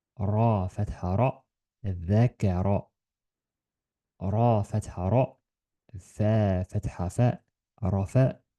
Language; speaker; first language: Arabic; non-native, learner; Estonian